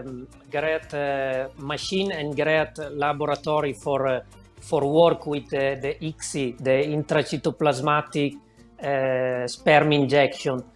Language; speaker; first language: English; non-native, learner; Italian